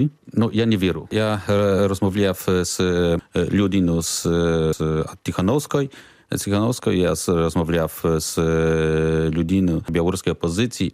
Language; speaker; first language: Ukrainian; non-native, learner; Polish